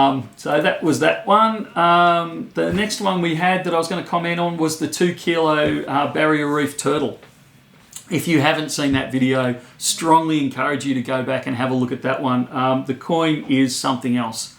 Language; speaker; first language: English; native; English